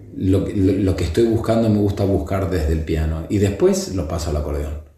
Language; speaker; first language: Spanish; native; Spanish